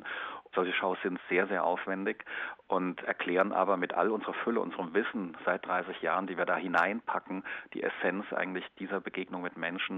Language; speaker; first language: German; native; German